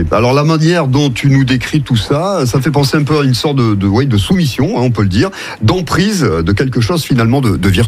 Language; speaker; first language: French; native; French